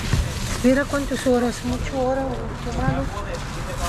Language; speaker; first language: Spanish; non-native, learner; Filipino